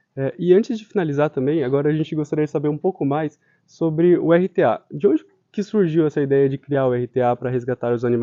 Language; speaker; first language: Portuguese; native; Portuguese